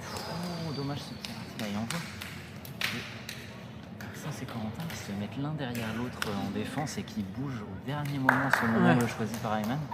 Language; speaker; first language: French; native; French